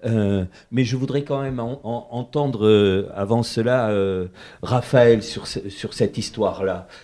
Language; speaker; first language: French; native; French